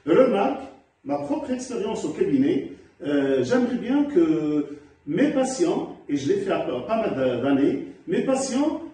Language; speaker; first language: French; non-native, local second language; Arabic